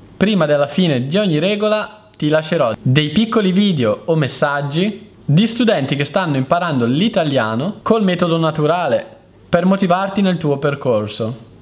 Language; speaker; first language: Italian; native; Italian